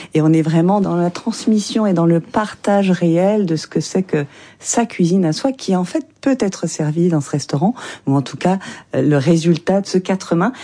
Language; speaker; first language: French; native; French